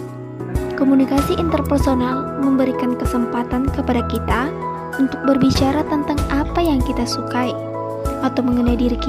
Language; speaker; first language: Indonesian; native; Indonesian